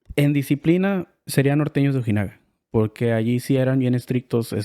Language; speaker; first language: Spanish; early bilingual, heritage; Spanish